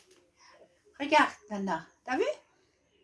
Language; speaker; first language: French; native; French